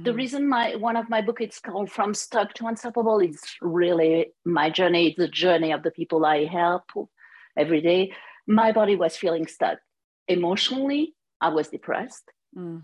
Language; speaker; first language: English; non-native, fluent; French